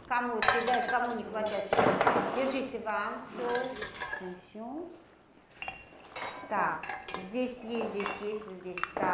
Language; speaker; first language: Russian; native; Russian